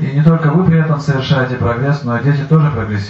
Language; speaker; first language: Russian; native; Russian